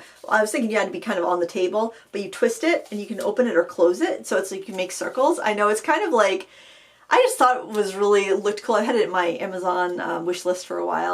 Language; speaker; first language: English; native; English